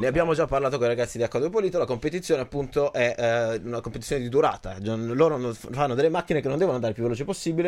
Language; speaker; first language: Italian; native; Italian